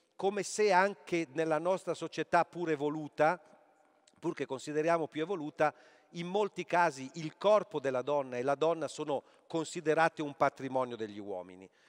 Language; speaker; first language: Italian; native; Italian